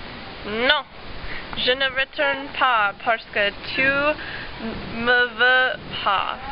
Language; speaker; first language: French; non-native, learner; English